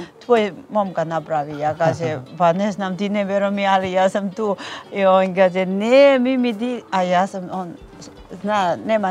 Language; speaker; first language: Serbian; non-native, learner; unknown